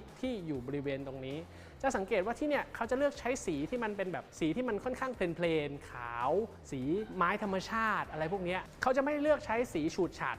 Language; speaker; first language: Thai; native; Thai